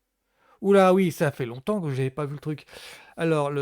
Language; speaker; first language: French; native; French